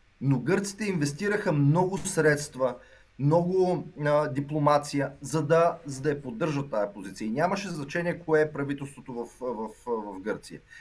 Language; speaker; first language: Bulgarian; native; Bulgarian